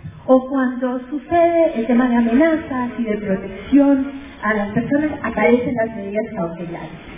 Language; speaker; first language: Spanish; native; Spanish